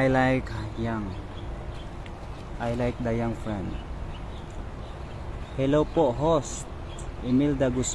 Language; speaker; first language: English; non-native, learner; Filipino